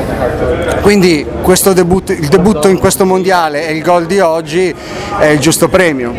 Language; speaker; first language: Italian; native; Italian